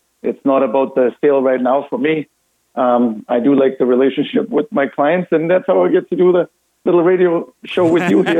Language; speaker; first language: English; non-native, fluent; German